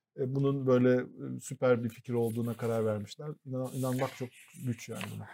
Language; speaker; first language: Turkish; native; Turkish